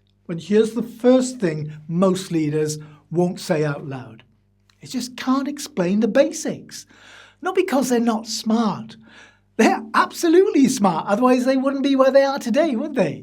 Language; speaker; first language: English; native; English